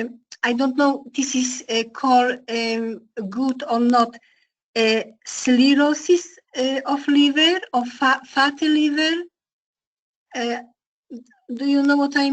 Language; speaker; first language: English; non-native, learner; Polish